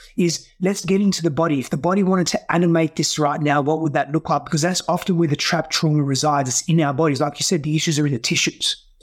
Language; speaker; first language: English; non-native, local second language; Greek